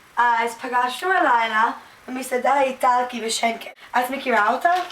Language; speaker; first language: Hebrew; non-native, learner; English